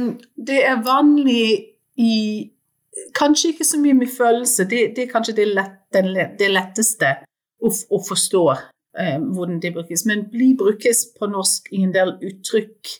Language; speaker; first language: Norwegian; non-native, fluent; English